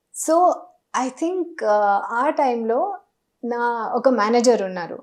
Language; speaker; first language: Telugu; non-native, learner; Hindi